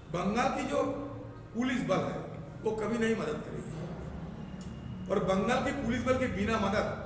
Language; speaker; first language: Hindi; non-native, local second language; Bangla